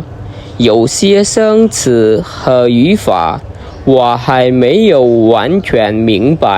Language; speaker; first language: Chinese; non-native, fluent; Khmer